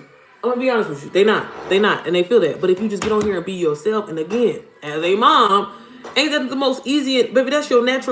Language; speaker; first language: English; native; English